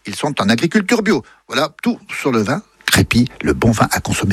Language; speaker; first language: French; native; French